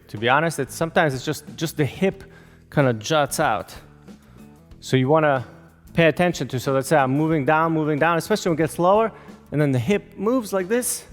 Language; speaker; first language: English; native; English